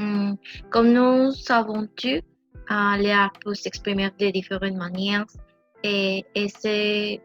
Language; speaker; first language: French; non-native, learner; Spanish